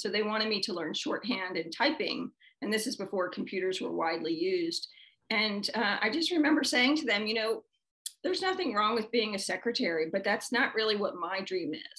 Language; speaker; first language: English; native; English